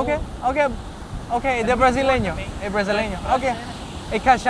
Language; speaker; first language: Portuguese; non-native, learner; English